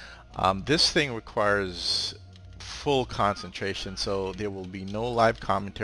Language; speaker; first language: English; native; English